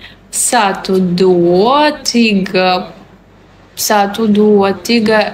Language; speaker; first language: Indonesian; non-native, learner; Russian